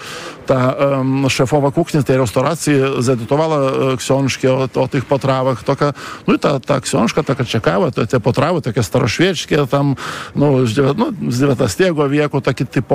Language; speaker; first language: Polish; non-native, fluent; Lithuanian